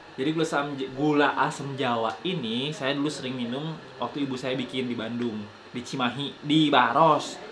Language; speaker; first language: Indonesian; native; Indonesian